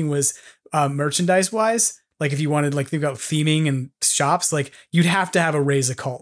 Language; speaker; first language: English; native; English